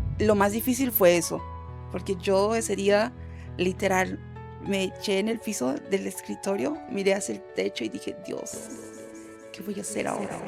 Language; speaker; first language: Spanish; early bilingual, heritage; Spanish